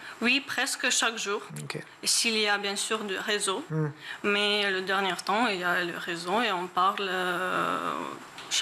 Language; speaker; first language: French; non-native, learner; Ukrainian